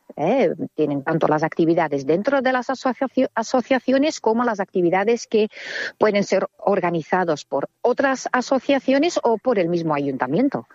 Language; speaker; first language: Spanish; non-native, fluent; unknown